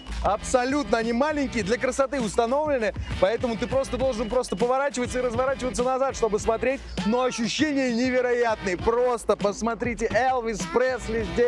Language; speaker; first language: Russian; native; Russian